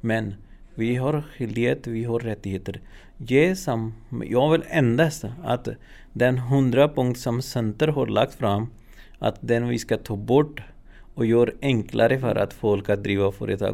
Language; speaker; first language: Swedish; non-native, fluent; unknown